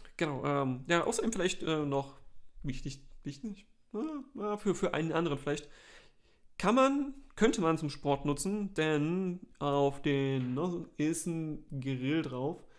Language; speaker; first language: German; native; German